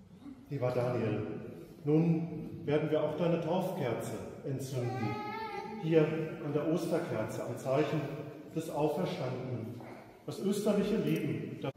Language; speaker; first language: German; native; German